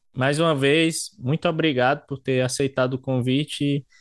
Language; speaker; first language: Portuguese; native; Portuguese